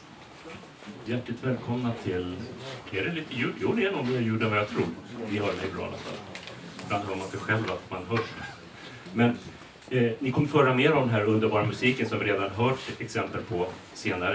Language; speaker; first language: Swedish; native; Swedish